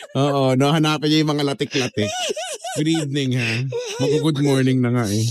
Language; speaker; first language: Filipino; native; Filipino